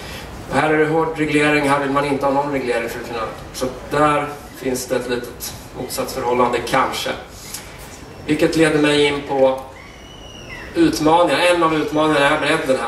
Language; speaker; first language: Swedish; native; Swedish